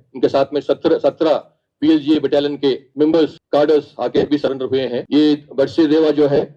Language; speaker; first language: Hindi; non-native, local second language; Telugu